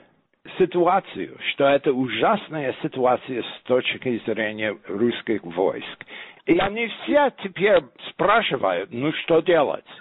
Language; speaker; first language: Russian; non-native, fluent; English